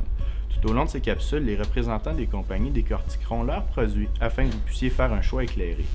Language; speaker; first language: French; native; French